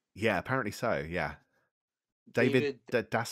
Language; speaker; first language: English; native; English